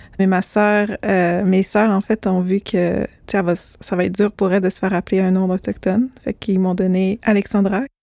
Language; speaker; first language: French; native; French